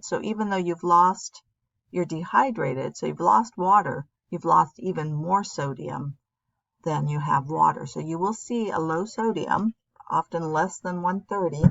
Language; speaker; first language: English; native; English